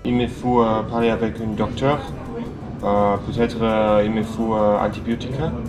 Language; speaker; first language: French; non-native, learner; German